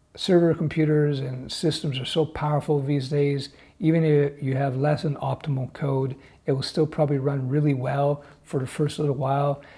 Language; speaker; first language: English; native; English